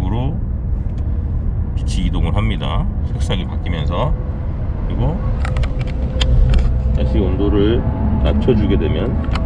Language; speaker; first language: Korean; native; Korean